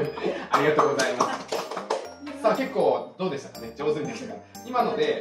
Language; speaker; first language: Japanese; native; Japanese